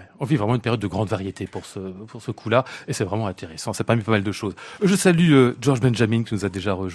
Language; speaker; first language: French; native; French